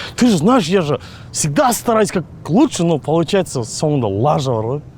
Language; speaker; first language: Russian; non-native, local second language; Kazakh